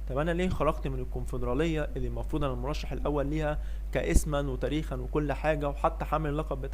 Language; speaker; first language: Arabic; native; Arabic